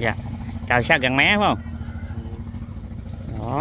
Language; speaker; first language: Vietnamese; native; Vietnamese